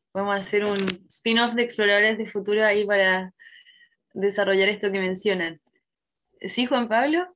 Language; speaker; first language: Spanish; native; Spanish